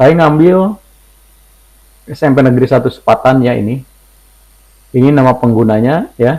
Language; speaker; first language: Indonesian; native; Indonesian